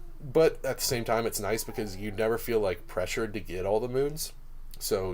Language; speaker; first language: English; native; English